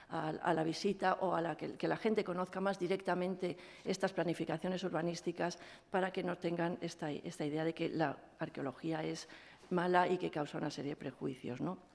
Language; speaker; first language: Spanish; native; Spanish